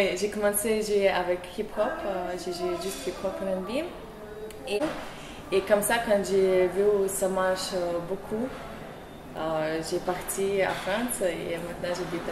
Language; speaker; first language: French; non-native, learner; Russian